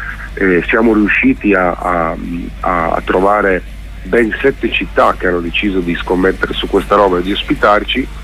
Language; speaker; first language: Italian; native; Italian